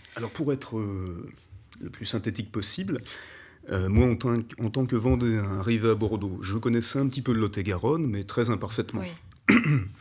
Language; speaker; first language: French; native; French